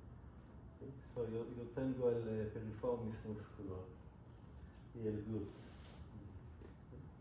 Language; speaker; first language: Spanish; non-native, learner; English